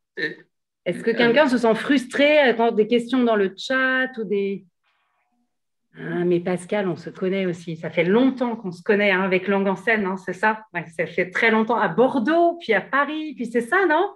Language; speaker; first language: French; native; French